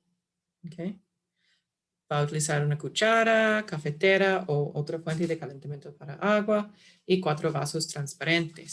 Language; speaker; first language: Spanish; non-native, fluent; English